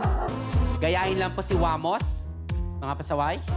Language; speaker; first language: Filipino; native; Filipino